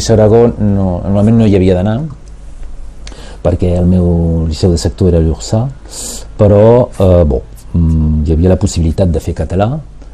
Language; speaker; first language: Catalan; non-native, local second language; Spanish